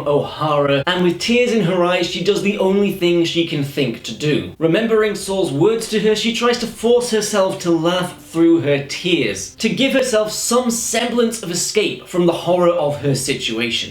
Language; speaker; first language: English; native; English